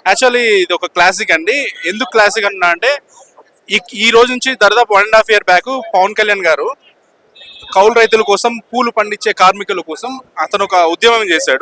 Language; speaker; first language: Telugu; native; Telugu